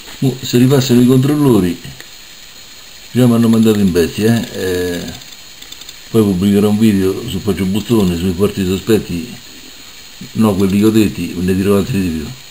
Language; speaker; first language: Italian; native; Italian